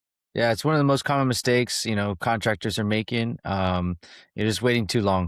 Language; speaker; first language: English; native; English